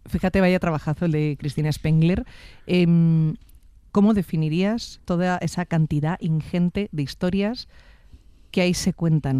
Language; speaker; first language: Spanish; native; Spanish